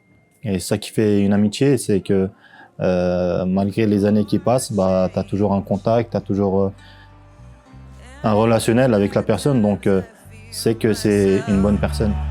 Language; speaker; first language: French; native; French